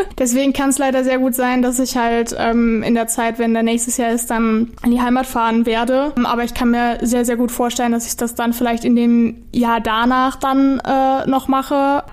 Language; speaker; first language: German; native; German